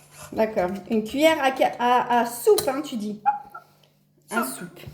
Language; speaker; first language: French; native; French